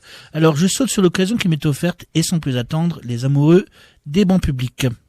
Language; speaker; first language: French; native; French